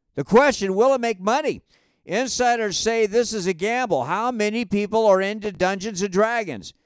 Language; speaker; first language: English; native; English